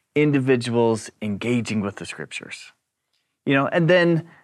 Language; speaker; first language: English; native; English